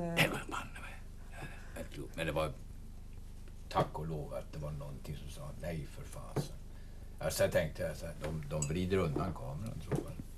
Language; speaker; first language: Swedish; native; Swedish